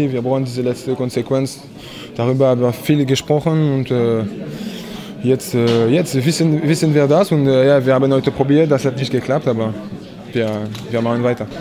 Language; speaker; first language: German; non-native, fluent; French